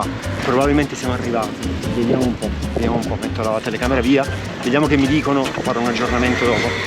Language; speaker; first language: Italian; native; Italian